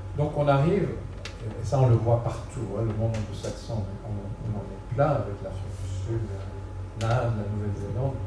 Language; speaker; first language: French; native; French